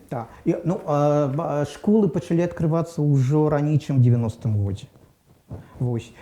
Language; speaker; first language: Belarusian; non-native, local second language; Russian